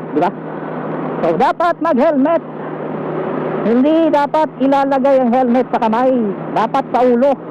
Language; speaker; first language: Filipino; non-native, local second language; Cebuano